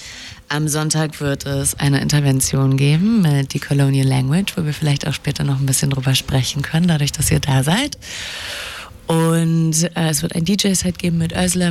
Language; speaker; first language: German; native; German